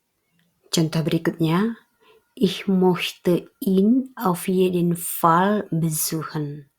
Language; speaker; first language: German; non-native, fluent; Indonesian